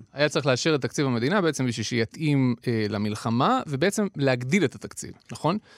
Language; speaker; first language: Hebrew; native; Hebrew